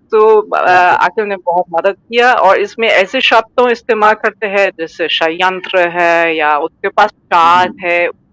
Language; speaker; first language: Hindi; non-native, fluent; German